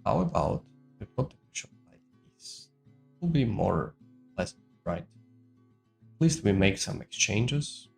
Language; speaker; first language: English; non-native, fluent; Georgian